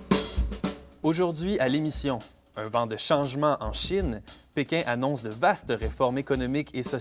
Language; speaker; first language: French; native; French